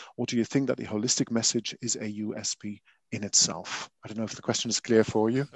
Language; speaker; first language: English; non-native, fluent; Dutch